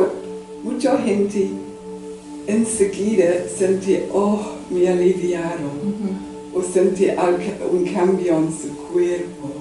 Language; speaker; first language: Spanish; non-native, learner; English